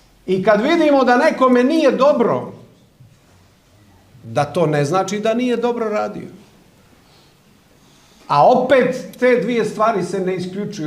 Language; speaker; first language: Croatian; native; Croatian